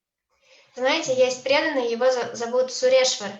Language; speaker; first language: Russian; native; Russian